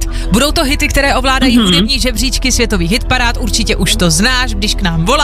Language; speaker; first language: Czech; native; Czech